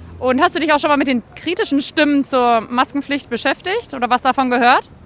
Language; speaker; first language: German; native; German